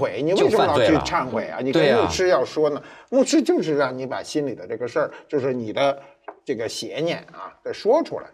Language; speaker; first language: Chinese; native; Chinese